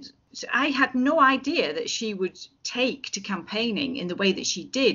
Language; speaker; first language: English; native; English